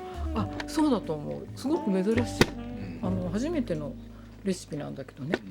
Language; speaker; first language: Japanese; native; Japanese